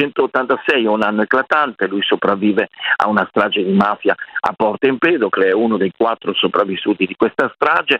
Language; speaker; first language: Italian; native; Italian